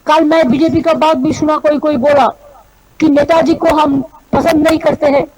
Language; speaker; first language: Hindi; non-native, local second language; Bangla